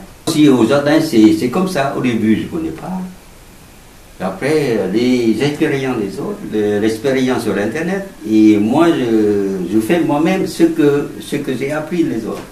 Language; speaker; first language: French; non-native, learner; Vietnamese